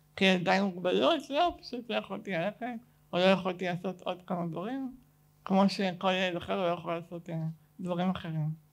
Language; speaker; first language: Hebrew; native; Hebrew